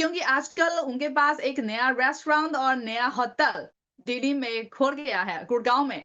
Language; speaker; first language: Hindi; non-native, learner; Chinese